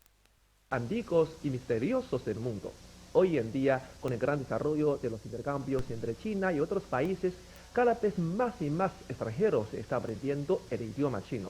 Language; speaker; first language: Spanish; non-native, fluent; Chinese